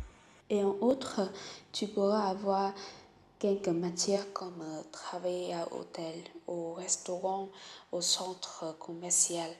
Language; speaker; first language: French; non-native, learner; Vietnamese